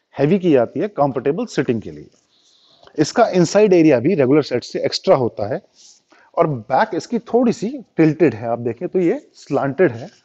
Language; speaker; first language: Hindi; native; Hindi